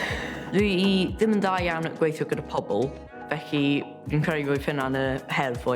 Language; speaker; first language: Welsh; non-native, local second language; English